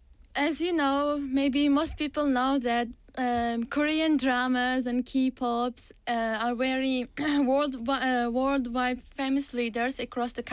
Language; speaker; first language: English; non-native, fluent; Uzbek